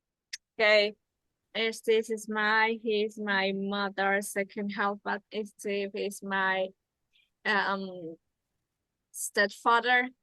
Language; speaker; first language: English; non-native, learner; Spanish